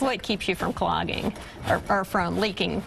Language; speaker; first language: English; native; English